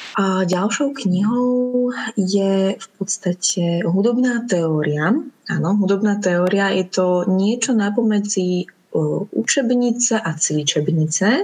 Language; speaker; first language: Slovak; native; Slovak